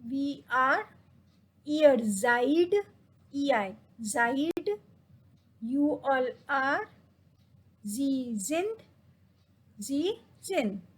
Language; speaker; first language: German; non-native, fluent; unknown